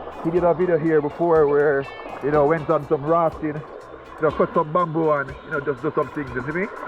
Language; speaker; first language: English; native; English